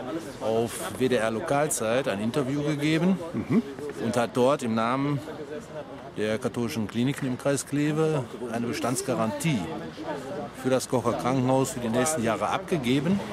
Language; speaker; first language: German; native; German